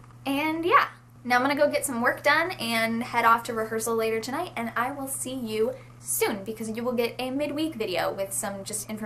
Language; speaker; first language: English; native; English